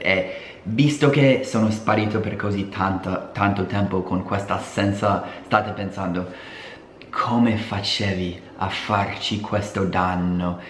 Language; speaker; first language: Italian; non-native, fluent; English